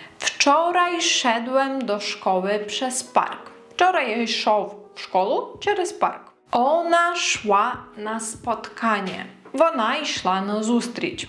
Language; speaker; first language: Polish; non-native, fluent; Ukrainian